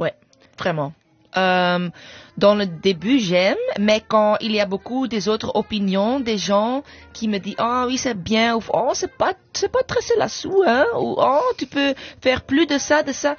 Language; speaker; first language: French; non-native, fluent; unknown